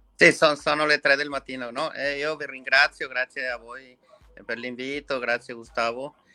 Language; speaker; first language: Italian; non-native, fluent; Spanish